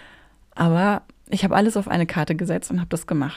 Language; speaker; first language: German; native; German